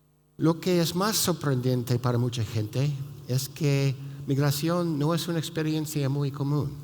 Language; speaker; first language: Spanish; non-native, fluent; English